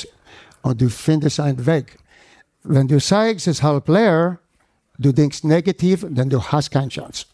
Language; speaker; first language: German; non-native, fluent; English